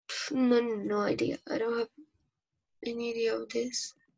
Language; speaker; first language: English; non-native, fluent; Spanish